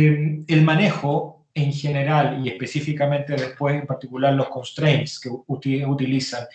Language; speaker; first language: Spanish; native; Spanish